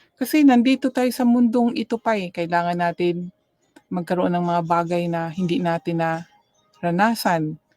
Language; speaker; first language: Filipino; non-native, local second language; Cebuano